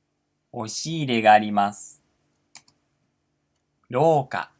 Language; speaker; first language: Japanese; non-native, fluent; Portuguese